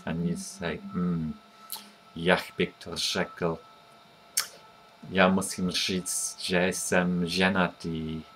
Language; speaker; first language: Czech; non-native, fluent; English